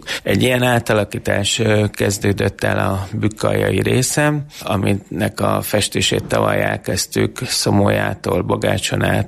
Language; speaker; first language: Hungarian; native; Hungarian